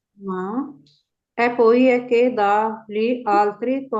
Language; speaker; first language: Italian; non-native, learner; Punjabi